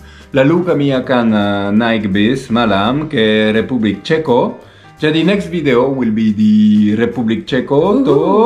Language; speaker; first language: Indonesian; non-native, learner; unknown